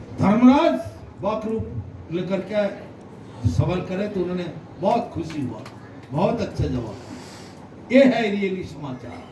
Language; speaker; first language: Hindi; non-native, local second language; Bangla